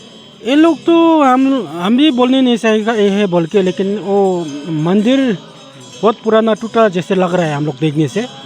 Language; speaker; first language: Hindi; non-native, learner; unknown